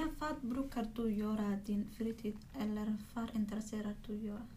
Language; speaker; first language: Swedish; non-native, learner; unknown